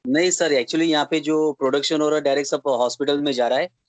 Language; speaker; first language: Hindi; native; Hindi